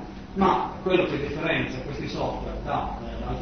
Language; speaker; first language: Italian; native; Italian